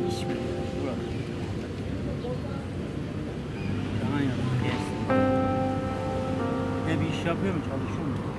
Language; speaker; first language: Turkish; native; Turkish